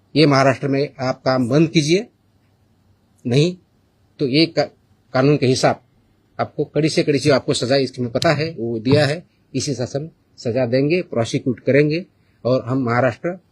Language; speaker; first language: Hindi; non-native, local second language; Marathi